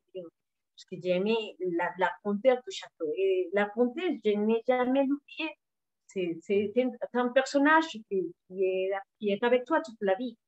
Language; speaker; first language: French; non-native, learner; Spanish